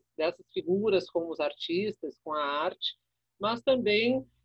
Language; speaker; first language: Portuguese; native; Portuguese